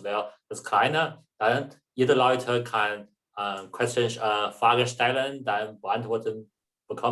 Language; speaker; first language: German; non-native, learner; Chinese